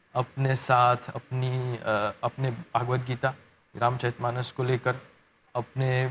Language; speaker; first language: Hindi; non-native, local second language; Morisyen